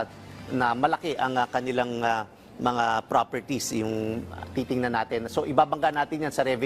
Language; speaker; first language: Filipino; native; Filipino